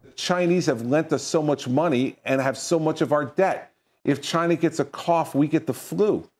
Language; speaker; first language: English; native; English